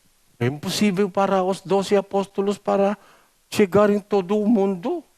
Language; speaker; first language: Portuguese; non-native, learner; Filipino